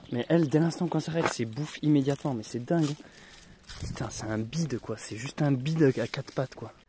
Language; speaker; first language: French; native; French